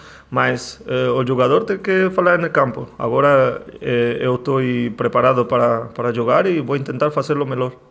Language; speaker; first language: Portuguese; non-native, learner; Spanish